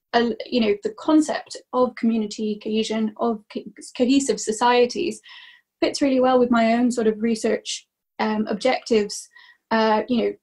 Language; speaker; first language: English; native; English